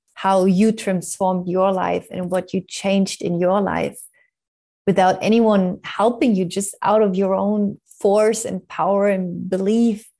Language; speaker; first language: English; non-native, fluent; German